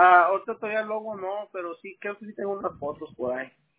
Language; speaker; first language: Spanish; native; Spanish